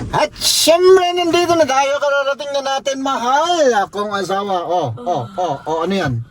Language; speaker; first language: Filipino; native; Filipino